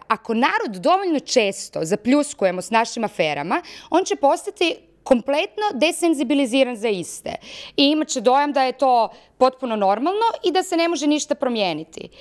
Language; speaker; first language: Croatian; native; Croatian